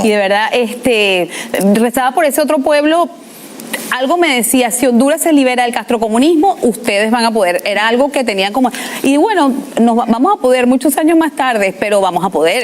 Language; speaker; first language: Spanish; native; Spanish